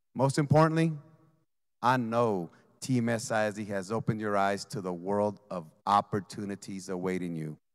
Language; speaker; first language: English; native; English